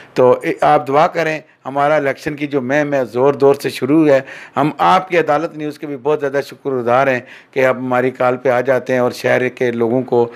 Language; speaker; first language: Urdu; non-native, local second language; Pahari-Potwari